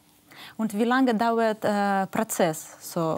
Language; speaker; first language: German; non-native, learner; Russian